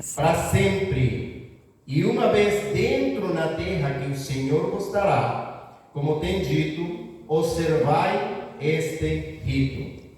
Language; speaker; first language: Portuguese; non-native, fluent; Spanish